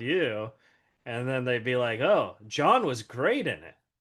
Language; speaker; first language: English; native; English